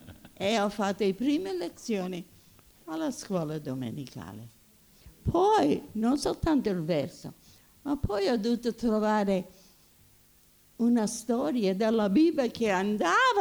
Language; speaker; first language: Italian; early bilingual, heritage; Italian